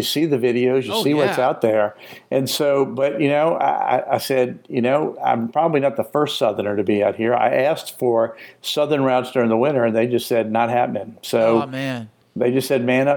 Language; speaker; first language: English; native; English